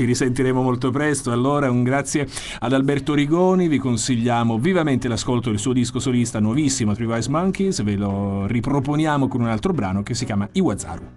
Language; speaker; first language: Italian; native; Italian